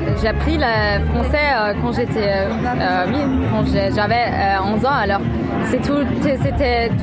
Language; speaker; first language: French; non-native, learner; German